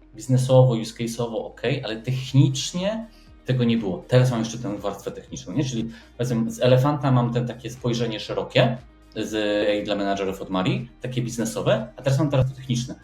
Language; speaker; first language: Polish; native; Polish